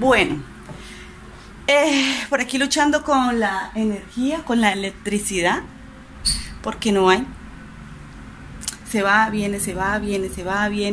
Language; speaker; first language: Spanish; native; Spanish